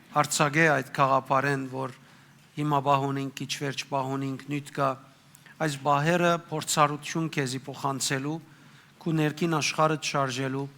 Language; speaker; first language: Armenian; native; Armenian